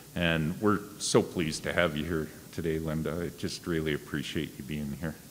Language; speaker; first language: English; native; English